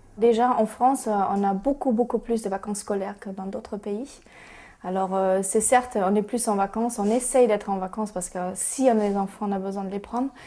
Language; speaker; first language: French; non-native, fluent; German